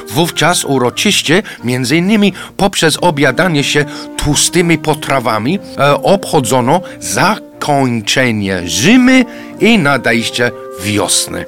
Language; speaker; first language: Polish; non-native, fluent; English